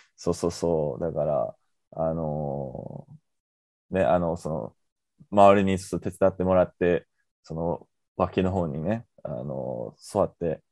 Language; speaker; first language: Japanese; non-native, fluent; English